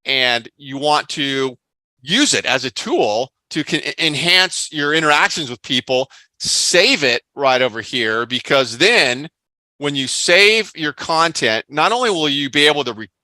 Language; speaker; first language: English; native; English